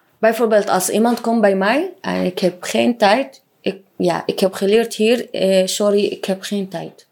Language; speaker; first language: Dutch; non-native, learner; Arabic